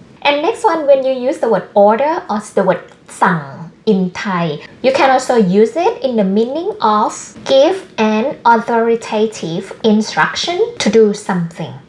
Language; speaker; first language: English; non-native, fluent; Thai